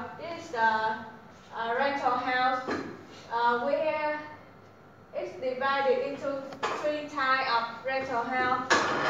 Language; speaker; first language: English; non-native, learner; Vietnamese